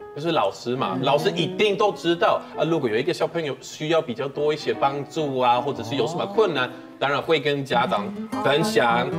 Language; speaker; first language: Chinese; non-native, fluent; Swedish